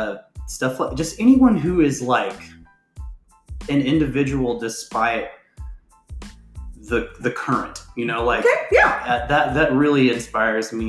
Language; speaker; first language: English; native; English